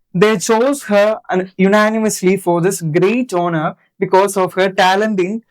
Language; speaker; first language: English; non-native, local second language; Malayalam